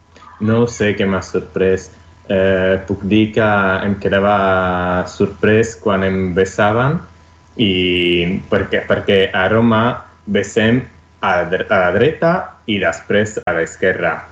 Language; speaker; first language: Catalan; non-native, learner; Italian